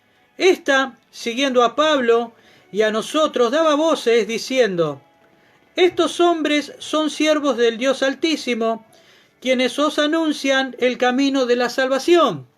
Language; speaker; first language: Spanish; native; Spanish